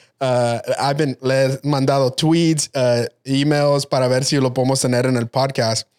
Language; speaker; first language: Spanish; early bilingual, heritage; Spanish